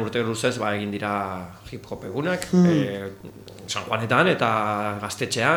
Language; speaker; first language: Basque; native; Basque